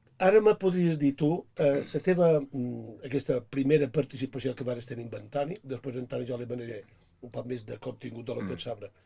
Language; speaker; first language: Catalan; native; Catalan